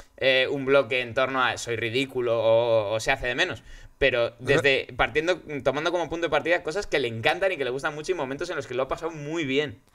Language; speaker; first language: Spanish; native; Spanish